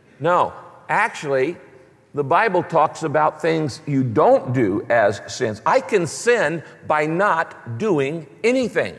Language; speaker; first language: English; native; English